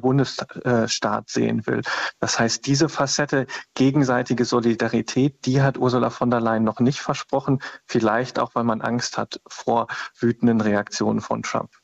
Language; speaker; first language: German; native; German